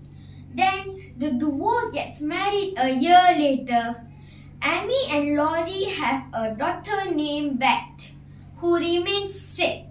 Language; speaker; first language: English; non-native, learner; Malay